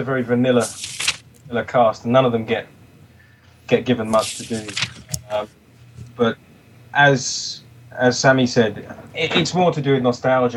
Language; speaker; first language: English; native; English